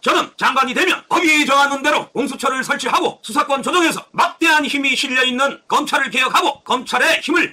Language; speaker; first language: Korean; native; Korean